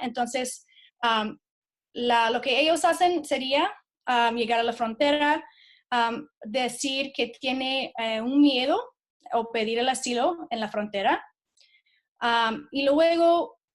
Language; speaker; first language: Spanish; non-native, fluent; English